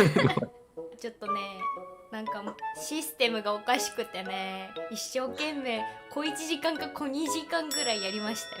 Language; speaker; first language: Japanese; native; Japanese